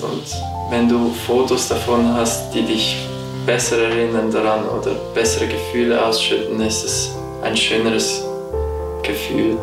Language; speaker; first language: German; early bilingual, other home language; Russian